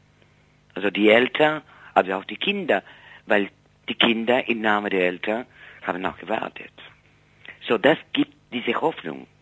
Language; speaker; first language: German; non-native, fluent; Spanish